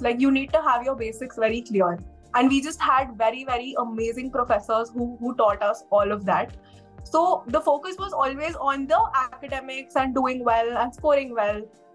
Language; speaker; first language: English; non-native, local second language; Hindi